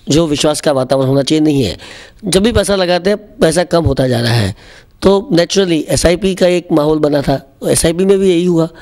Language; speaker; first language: Hindi; non-native, local second language; Gujarati